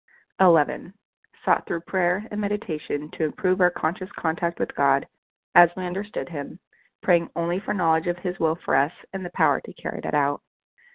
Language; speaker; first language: English; native; English